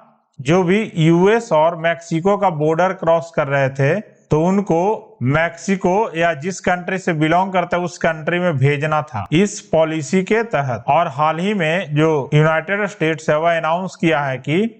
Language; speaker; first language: Hindi; native; Hindi